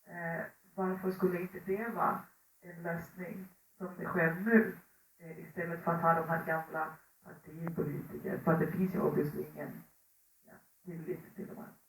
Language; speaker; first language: Swedish; early bilingual, other home language; Spanish